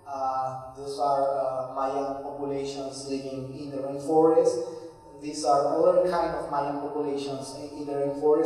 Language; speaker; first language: English; non-native, fluent; Spanish